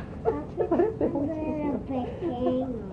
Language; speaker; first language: Spanish; early bilingual, heritage; Spanish